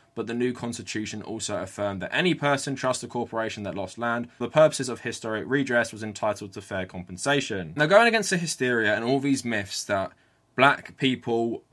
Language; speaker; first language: English; native; English